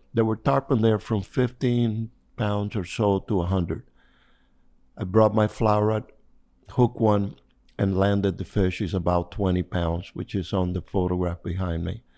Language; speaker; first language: English; non-native, fluent; Spanish